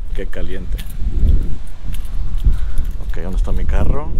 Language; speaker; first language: Spanish; early bilingual, heritage; Spanish